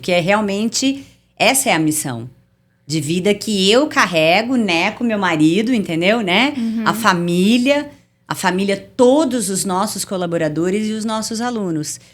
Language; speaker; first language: Portuguese; native; Portuguese